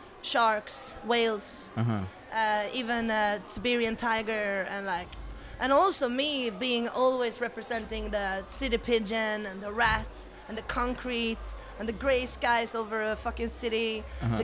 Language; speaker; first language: English; non-native, fluent; Swedish